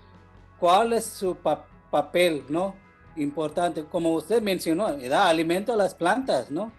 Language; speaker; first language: Spanish; non-native, fluent; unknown